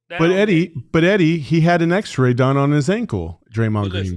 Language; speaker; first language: English; native; English